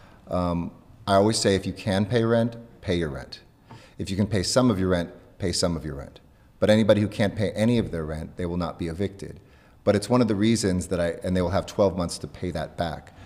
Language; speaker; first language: English; native; English